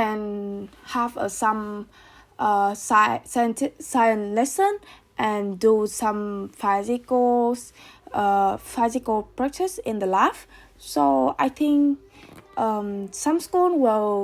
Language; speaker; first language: English; non-native, learner; Vietnamese